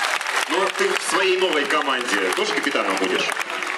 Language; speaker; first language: Russian; native; Russian